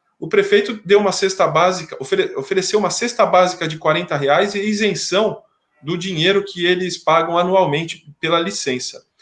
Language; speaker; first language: Portuguese; native; Portuguese